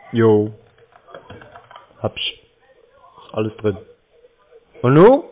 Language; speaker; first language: German; native; German